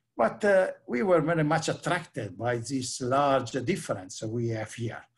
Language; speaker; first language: English; non-native, fluent; Italian